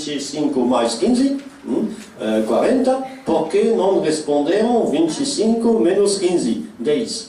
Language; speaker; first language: Portuguese; non-native, fluent; French